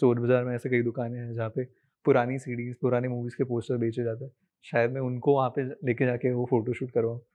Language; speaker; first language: Hindi; native; Hindi